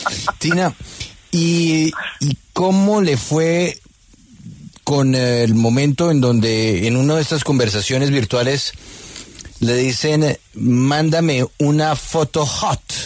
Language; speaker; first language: Spanish; native; Spanish